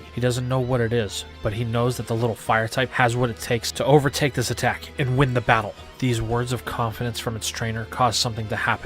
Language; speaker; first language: English; native; English